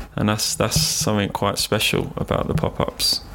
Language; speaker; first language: English; native; English